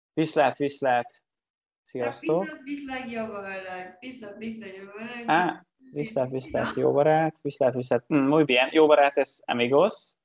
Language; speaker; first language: Spanish; non-native, learner; Hungarian